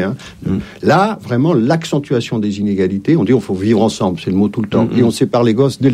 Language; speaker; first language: French; native; French